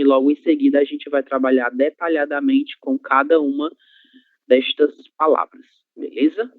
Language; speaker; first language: Portuguese; native; Portuguese